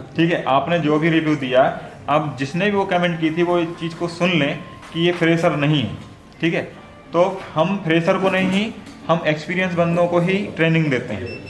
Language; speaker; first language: Hindi; native; Hindi